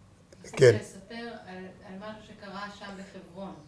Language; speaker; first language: Hebrew; native; Hebrew